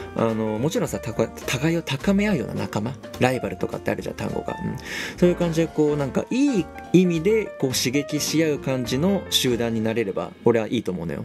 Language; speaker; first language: Japanese; native; Japanese